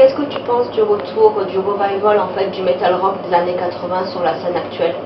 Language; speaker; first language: French; native; French